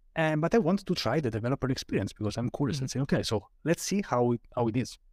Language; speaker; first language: English; non-native, fluent; Italian